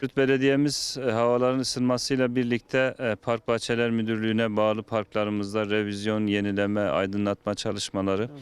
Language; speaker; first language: Turkish; native; Turkish